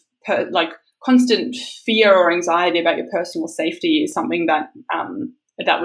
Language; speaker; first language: English; early bilingual, other home language; German